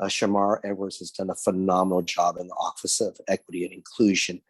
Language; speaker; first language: English; early bilingual, other home language; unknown